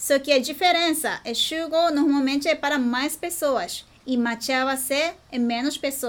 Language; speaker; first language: Portuguese; non-native, fluent; Japanese